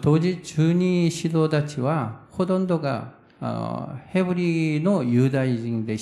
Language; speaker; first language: Japanese; non-native, fluent; Korean